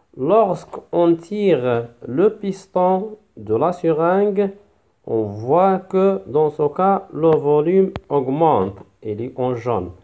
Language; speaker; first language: French; non-native, local second language; Arabic